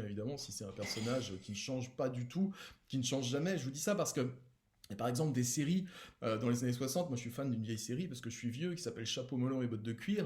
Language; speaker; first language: French; native; French